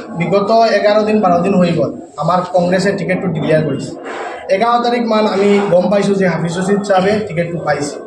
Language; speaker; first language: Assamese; non-native, local second language; Bangla